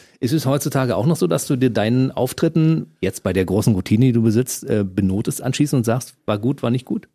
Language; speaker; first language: German; native; German